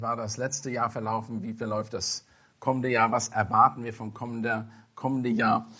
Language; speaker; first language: German; non-native, fluent; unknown